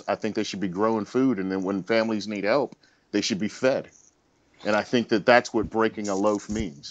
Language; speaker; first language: English; native; English